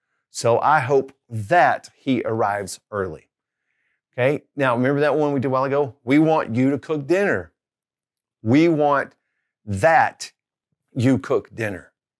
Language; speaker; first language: English; native; English